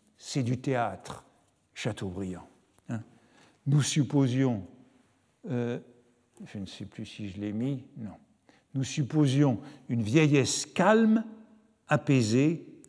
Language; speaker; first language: French; native; French